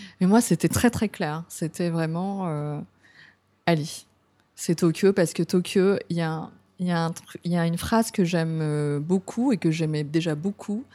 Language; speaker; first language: French; early bilingual, other home language; Cantonese